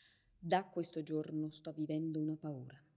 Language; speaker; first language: Italian; non-native, learner; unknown